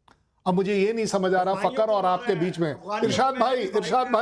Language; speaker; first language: Hindi; native; Hindi